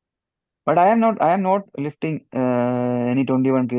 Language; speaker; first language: English; non-native, learner; Malayalam